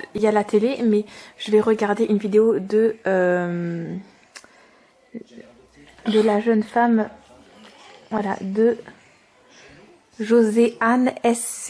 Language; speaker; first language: French; native; French